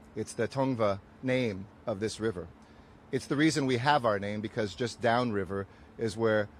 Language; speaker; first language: English; native; English